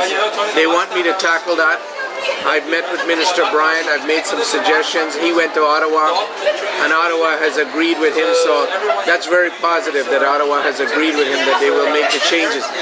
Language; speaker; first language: English; native; English